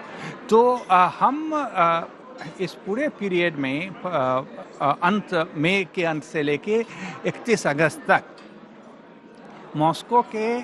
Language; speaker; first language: Hindi; native; Hindi